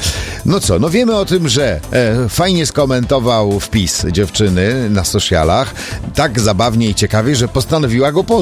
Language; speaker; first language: Polish; native; Polish